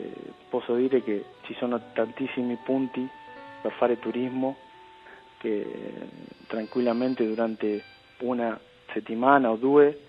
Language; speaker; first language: Italian; early bilingual, heritage; Spanish